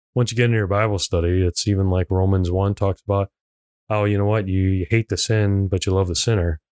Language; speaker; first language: English; non-native, local second language; Cantonese